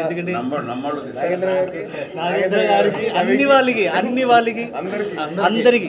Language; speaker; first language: Telugu; non-native, learner; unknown